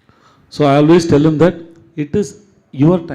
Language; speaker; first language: Telugu; non-native, learner; Tamil